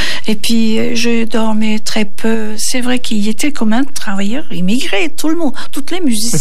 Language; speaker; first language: French; non-native, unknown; Turkish